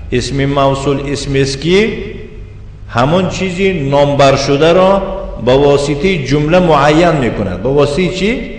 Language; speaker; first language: Persian; native; Persian